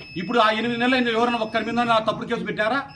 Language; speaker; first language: Telugu; native; Telugu